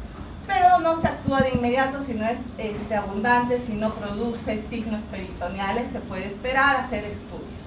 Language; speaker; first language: Spanish; native; Spanish